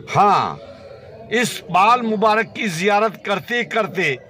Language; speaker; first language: Hindi; non-native, local second language; Kachhi